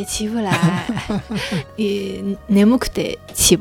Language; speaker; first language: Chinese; non-native, learner; Japanese